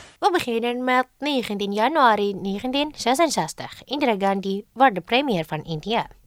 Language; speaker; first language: Dutch; non-native, fluent; Indonesian